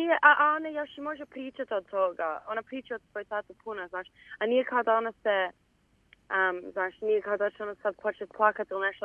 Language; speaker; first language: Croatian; early bilingual, heritage; Bosnian